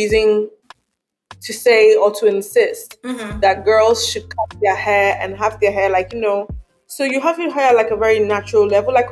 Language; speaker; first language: English; non-native, local second language; Akan